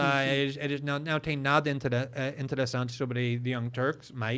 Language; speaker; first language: Portuguese; non-native, fluent; English